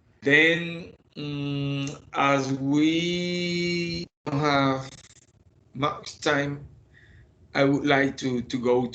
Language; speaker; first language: English; non-native, fluent; Spanish